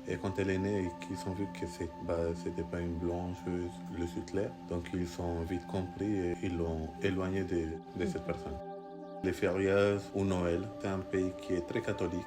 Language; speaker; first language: French; non-native, fluent; Spanish